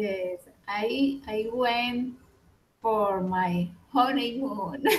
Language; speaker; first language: English; non-native, learner; Spanish